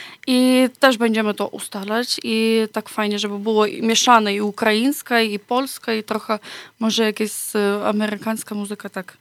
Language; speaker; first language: Polish; non-native, fluent; Ukrainian